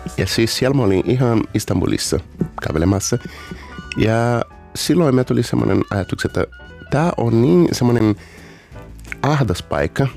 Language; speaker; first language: Finnish; non-native, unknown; Portuguese